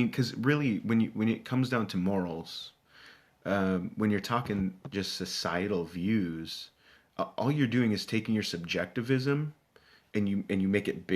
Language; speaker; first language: English; native; English